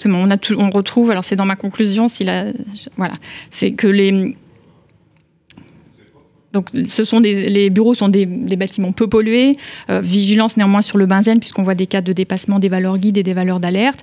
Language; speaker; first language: French; native; French